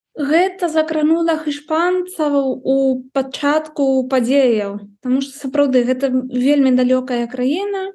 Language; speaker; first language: Belarusian; non-native, fluent; Spanish